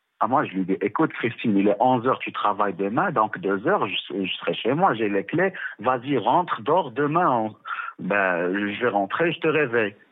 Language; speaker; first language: French; non-native, local second language; Arabic